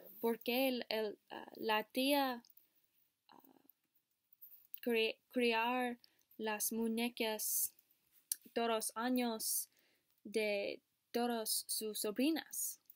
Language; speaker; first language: Spanish; non-native, learner; English